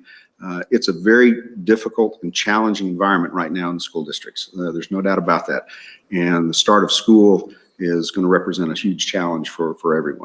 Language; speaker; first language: English; native; English